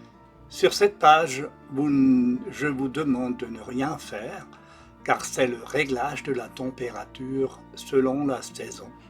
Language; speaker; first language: French; non-native, local second language; German